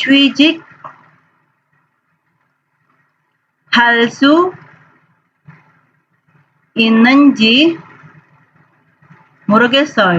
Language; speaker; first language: Korean; non-native, fluent; Indonesian